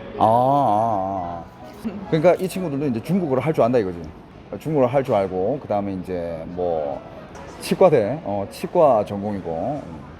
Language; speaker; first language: Korean; native; Korean